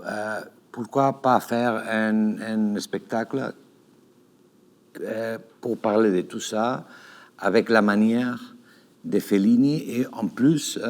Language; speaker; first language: French; non-native, learner; Catalan